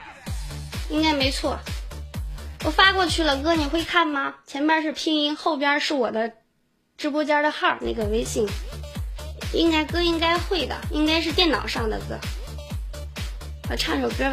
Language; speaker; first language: Chinese; native; Chinese